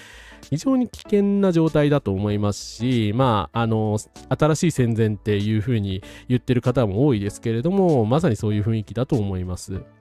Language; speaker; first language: Japanese; native; Japanese